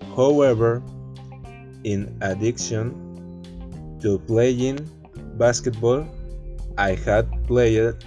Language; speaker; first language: English; non-native, learner; Spanish